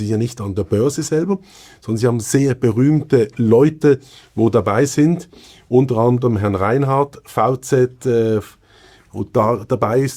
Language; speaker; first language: German; native; German